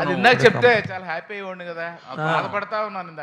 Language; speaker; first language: Telugu; native; Telugu